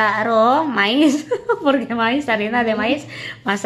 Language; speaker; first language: Spanish; non-native, learner; Indonesian